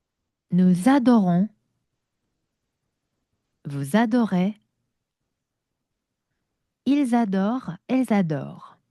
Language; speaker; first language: French; non-native, fluent; Korean